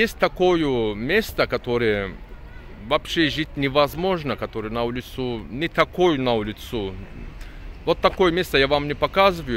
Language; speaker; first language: Russian; non-native, learner; Turkish